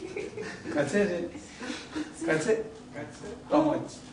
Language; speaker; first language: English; non-native, learner; Tibetan